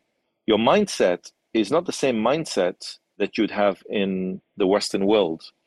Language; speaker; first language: English; non-native, local second language; Arabic